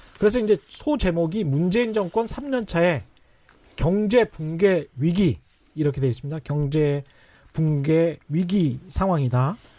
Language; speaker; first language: Korean; native; Korean